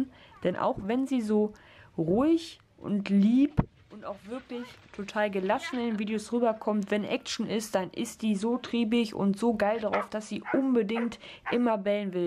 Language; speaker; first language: German; native; German